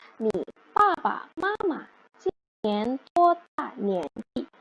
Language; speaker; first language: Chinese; non-native, fluent; Indonesian